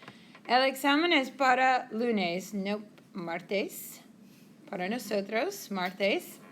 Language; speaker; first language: Spanish; non-native, fluent; English